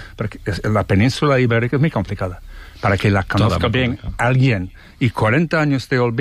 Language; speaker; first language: Spanish; non-native, fluent; English